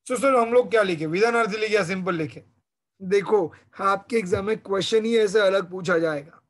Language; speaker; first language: Hindi; non-native, local second language; Marathi